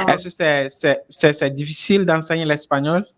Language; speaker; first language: French; non-native, fluent; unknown